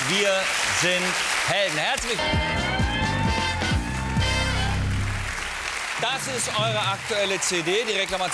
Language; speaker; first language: German; native; German